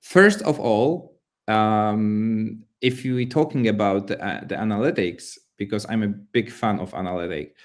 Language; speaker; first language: English; non-native, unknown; Polish